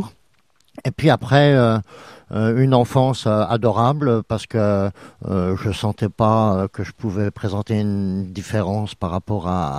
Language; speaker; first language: French; native; French